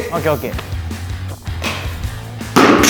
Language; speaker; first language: Japanese; native; Japanese